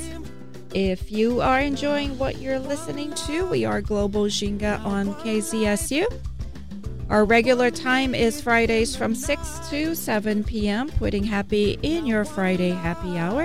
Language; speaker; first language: English; native; English